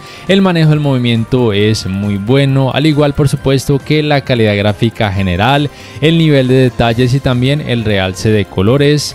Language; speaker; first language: Spanish; native; Spanish